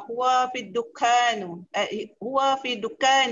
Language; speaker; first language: Arabic; non-native, learner; Malay